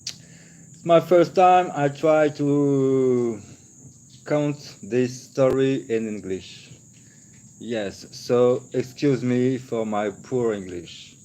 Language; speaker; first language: English; non-native, learner; French